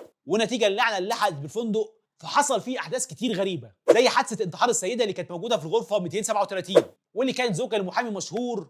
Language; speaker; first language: Arabic; native; Arabic